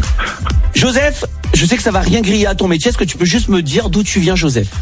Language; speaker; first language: French; native; French